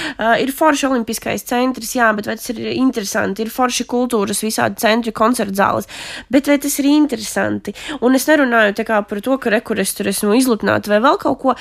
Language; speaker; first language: Latvian; native; Latvian